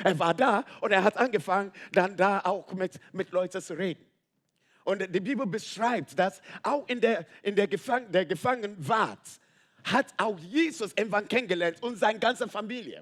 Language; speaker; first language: German; non-native, fluent; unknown